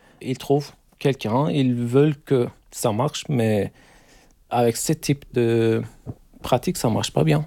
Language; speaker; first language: French; non-native, learner; Turkish